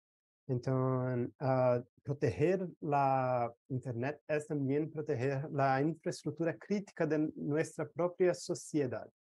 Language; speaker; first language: Spanish; non-native, fluent; Portuguese